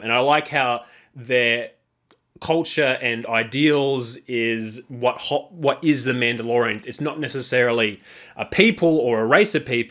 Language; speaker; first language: English; native; English